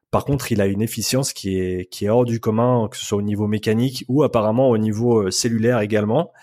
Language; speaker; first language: French; native; French